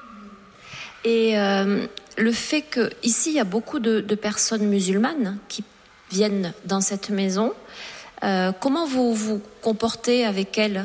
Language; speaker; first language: French; native; French